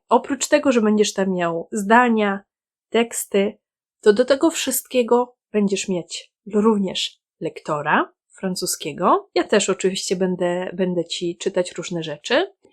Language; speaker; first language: Polish; native; Polish